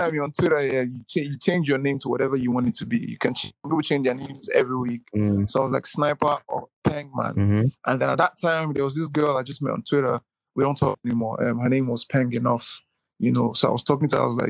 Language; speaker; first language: English; non-native, local second language; Igbo